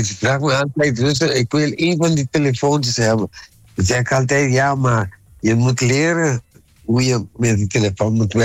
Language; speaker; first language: Dutch; non-native, local second language; Papiamento